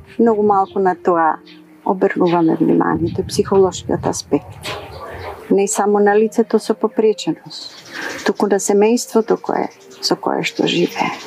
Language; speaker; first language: Macedonian; early bilingual, heritage; Macedonian